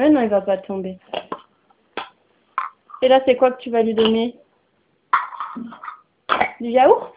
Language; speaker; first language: French; native; French